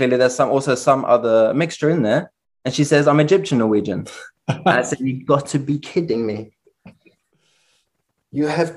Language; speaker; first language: English; native; English